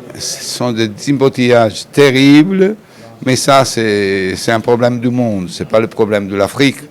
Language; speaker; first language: French; non-native, fluent; Italian